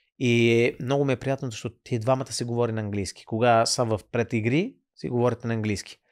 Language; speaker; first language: Bulgarian; non-native, fluent; Italian